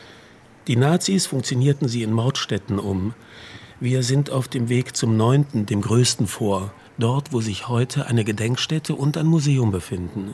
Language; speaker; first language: German; native; German